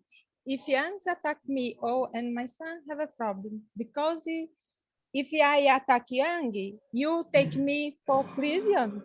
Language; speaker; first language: English; non-native, learner; Portuguese